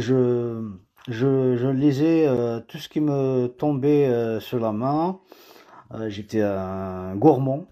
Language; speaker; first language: French; non-native, local second language; Kabyle